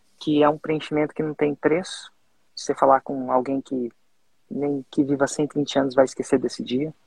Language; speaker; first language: Portuguese; native; Portuguese